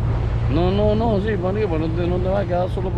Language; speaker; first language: Spanish; native; Spanish